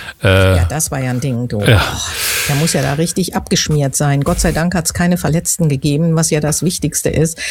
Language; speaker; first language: German; native; German